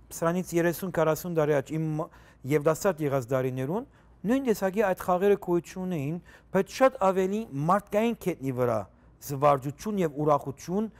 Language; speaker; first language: Armenian; native; Armenian